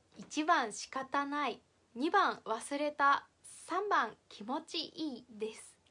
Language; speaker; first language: Japanese; native; Japanese